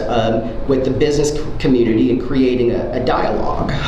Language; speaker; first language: English; native; English